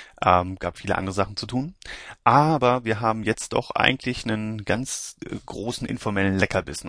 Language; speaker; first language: German; native; German